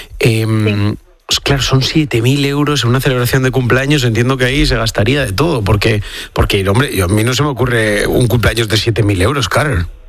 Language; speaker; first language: Spanish; native; Spanish